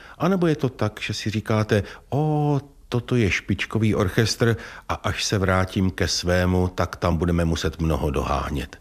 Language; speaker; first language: Czech; native; Czech